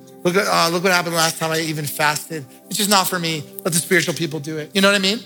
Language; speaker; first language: English; native; English